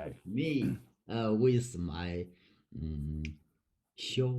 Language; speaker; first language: English; non-native, learner; Chinese